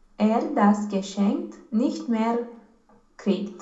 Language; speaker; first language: German; non-native, learner; Romanian